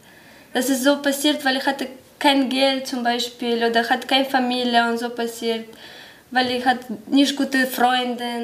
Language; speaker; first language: German; non-native, learner; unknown